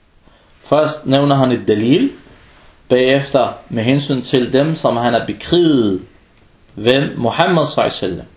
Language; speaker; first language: Danish; early bilingual, other home language; Arabic